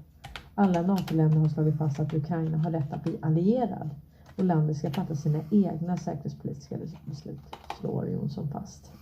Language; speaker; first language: Swedish; native; Swedish